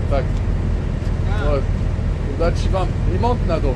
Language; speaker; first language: Russian; non-native, learner; French